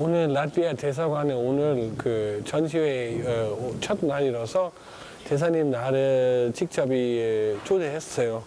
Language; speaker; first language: Korean; non-native, fluent; Danish